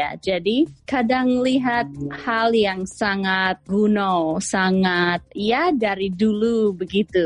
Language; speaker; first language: Indonesian; non-native, fluent; English